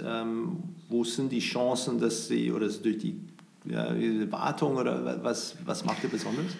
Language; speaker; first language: German; non-native, fluent; English